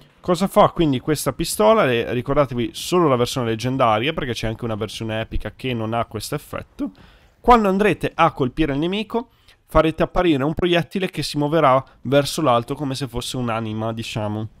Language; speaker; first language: Italian; native; Italian